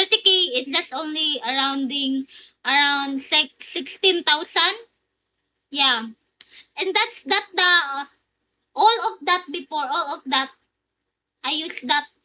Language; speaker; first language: English; non-native, learner; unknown